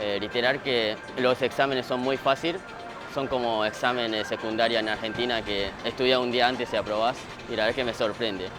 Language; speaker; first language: Spanish; early bilingual, other home language; Japanese